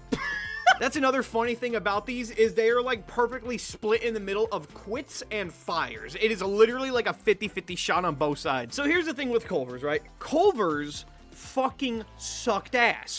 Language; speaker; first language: English; native; English